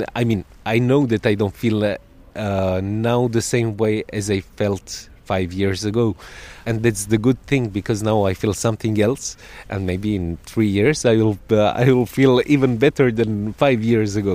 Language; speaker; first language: English; non-native, fluent; Serbian